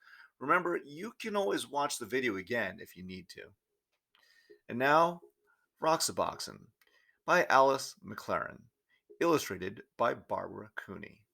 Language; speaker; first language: English; native; English